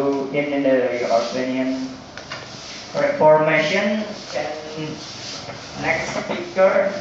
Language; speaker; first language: English; non-native, learner; Indonesian